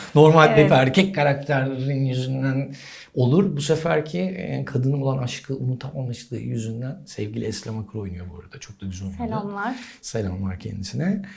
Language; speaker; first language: Turkish; native; Turkish